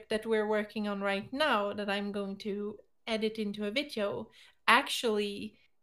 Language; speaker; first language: English; non-native, fluent; Swedish